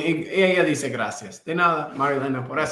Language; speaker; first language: Spanish; non-native, fluent; English